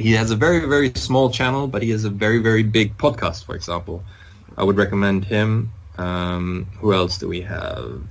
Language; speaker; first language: English; non-native, fluent; German